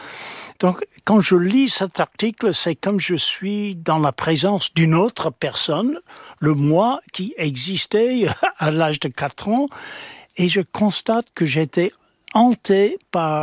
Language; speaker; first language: French; non-native, fluent; English